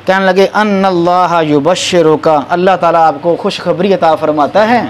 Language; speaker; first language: Urdu; non-native, local second language; Punjabi